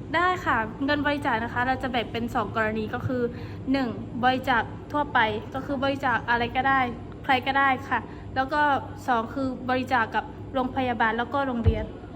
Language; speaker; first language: Thai; non-native, local second language; Pattani Malay